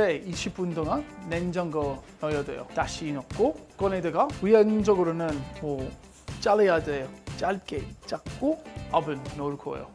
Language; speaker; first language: Korean; non-native, learner; English